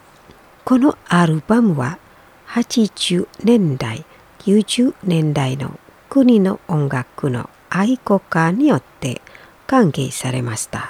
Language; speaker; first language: Japanese; non-native, fluent; Indonesian